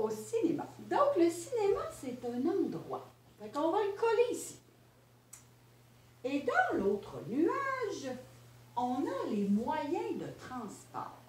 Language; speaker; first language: French; native; French